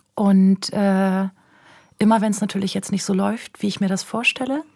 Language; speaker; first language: German; native; German